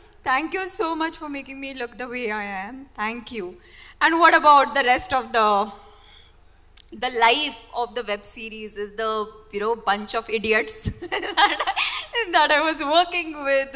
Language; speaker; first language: English; non-native, local second language; Marathi